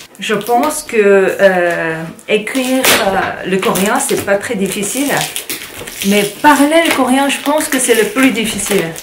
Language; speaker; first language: French; non-native, fluent; Korean